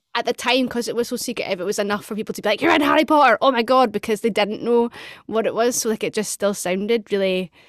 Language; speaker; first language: English; native; English